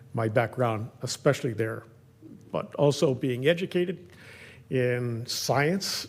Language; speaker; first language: English; native; English